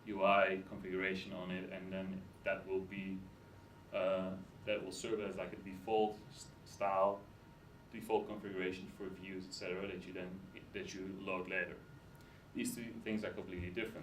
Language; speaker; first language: English; non-native, fluent; Dutch